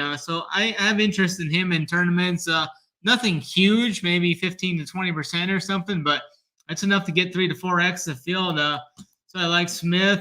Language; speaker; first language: English; native; English